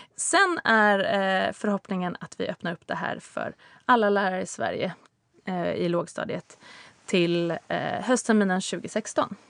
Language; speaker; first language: Swedish; native; Swedish